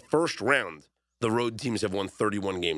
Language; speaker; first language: English; native; English